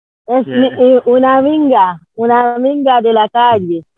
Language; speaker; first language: Spanish; non-native, learner; Haitian Creole